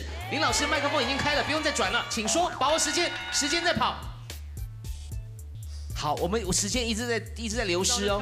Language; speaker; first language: Chinese; native; Chinese